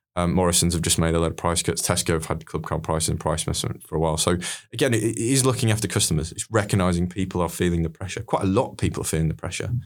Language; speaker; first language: English; native; English